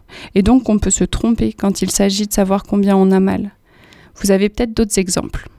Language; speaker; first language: French; native; French